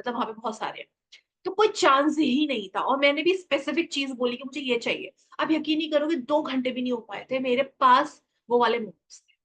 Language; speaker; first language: Hindi; native; Hindi